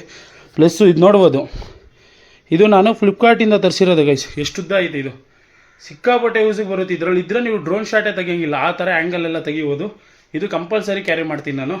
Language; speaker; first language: Kannada; native; Kannada